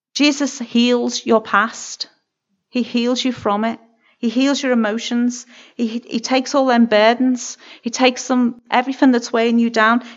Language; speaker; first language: English; native; English